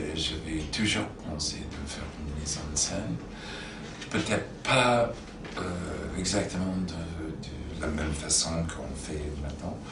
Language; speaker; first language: French; non-native, fluent; English